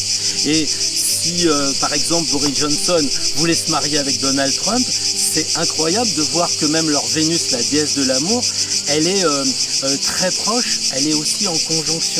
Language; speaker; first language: French; native; French